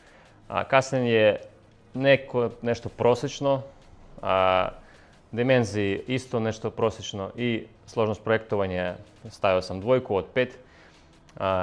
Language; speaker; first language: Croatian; non-native, fluent; Russian